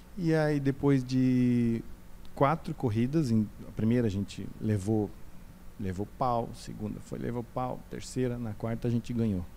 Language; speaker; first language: Portuguese; native; Portuguese